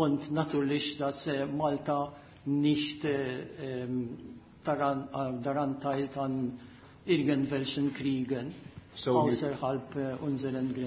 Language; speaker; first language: German; non-native, fluent; Maltese